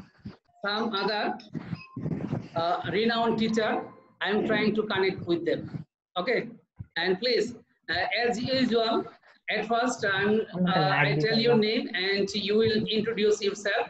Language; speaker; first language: English; non-native, learner; Bangla